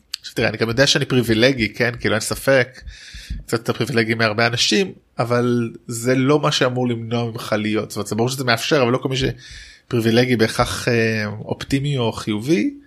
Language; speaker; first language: Hebrew; native; Hebrew